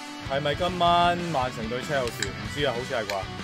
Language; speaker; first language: Cantonese; early bilingual, heritage; Cantonese